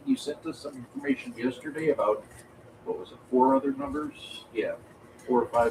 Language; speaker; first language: English; native; English